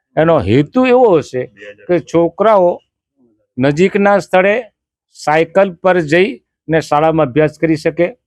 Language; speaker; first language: Gujarati; native; Gujarati